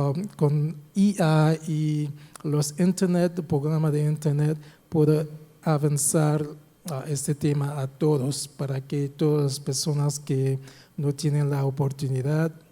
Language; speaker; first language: Spanish; non-native, fluent; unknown